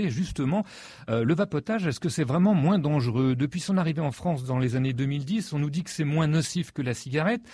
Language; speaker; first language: French; native; French